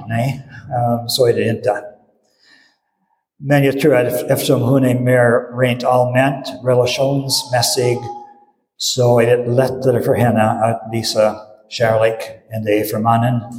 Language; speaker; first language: Swedish; non-native, fluent; English